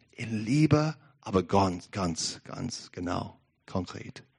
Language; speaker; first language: German; non-native, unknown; English